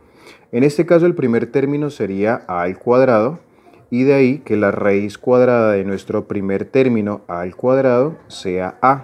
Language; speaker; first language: Spanish; native; Spanish